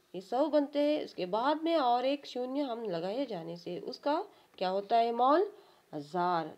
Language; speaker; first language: Hindi; non-native, local second language; Kannada